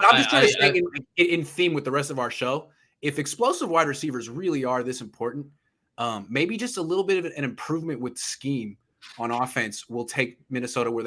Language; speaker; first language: English; native; English